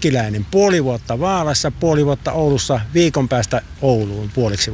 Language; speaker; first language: Finnish; native; Finnish